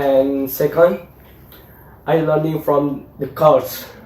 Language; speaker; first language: English; non-native, learner; Indonesian